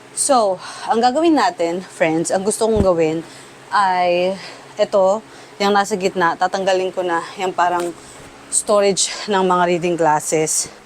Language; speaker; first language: Filipino; native; Filipino